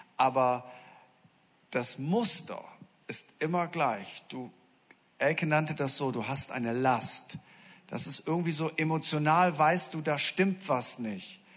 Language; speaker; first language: German; native; German